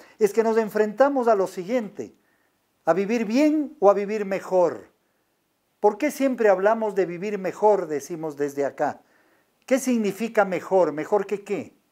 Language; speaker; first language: Spanish; native; Spanish